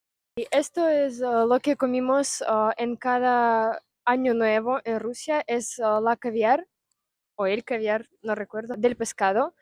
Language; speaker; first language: Spanish; non-native, fluent; Russian